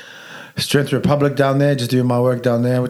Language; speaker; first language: English; native; English